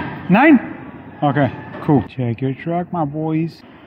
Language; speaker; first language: English; early bilingual, other home language; Spanish